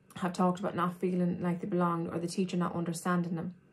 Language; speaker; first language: English; native; English